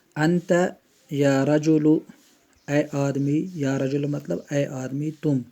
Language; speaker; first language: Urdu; non-native, local second language; Kashmiri